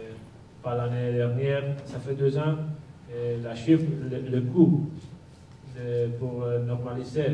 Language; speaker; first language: French; non-native, fluent; Basque